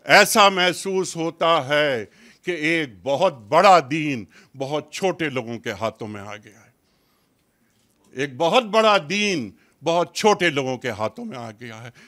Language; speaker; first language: Urdu; native; Urdu